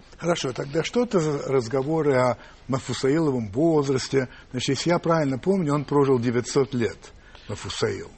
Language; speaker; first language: Russian; non-native, fluent; English